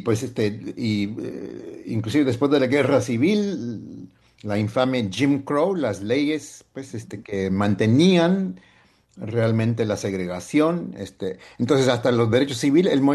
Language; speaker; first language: Spanish; early bilingual, heritage; Spanish